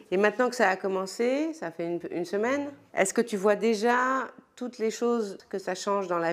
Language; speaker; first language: French; native; French